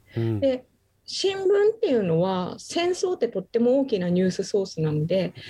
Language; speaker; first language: Japanese; native; Japanese